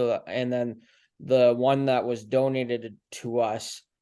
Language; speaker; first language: English; native; English